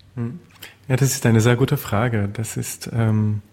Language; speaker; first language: German; non-native, fluent; French